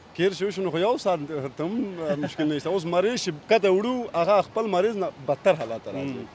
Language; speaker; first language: Pashto; non-native, local second language; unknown